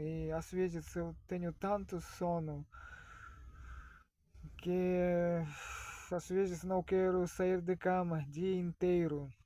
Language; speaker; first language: Portuguese; non-native, fluent; Russian